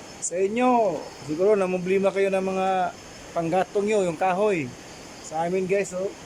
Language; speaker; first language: Filipino; non-native, local second language; Cebuano